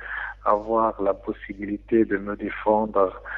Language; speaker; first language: French; non-native, local second language; Arabic